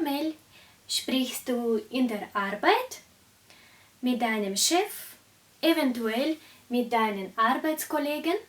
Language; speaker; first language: German; non-native, fluent; Russian